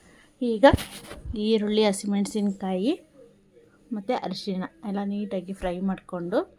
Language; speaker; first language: Kannada; native; Kannada